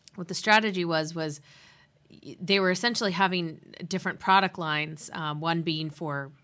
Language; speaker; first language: English; native; English